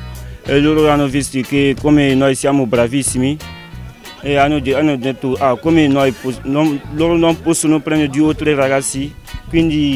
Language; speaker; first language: Italian; non-native, learner; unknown